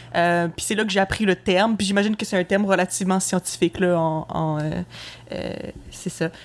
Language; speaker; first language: French; native; French